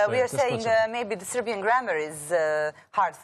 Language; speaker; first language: English; non-native, learner; Serbian